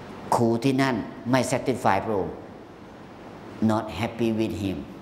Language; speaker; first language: English; non-native, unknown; Thai